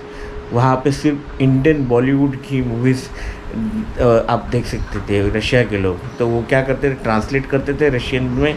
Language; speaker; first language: Hindi; non-native, local second language; Marathi